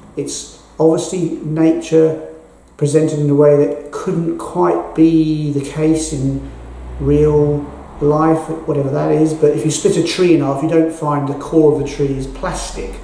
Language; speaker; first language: English; native; English